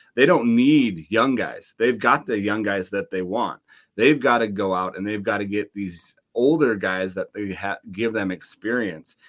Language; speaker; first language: English; native; English